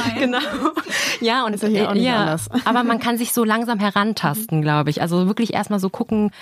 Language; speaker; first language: German; native; German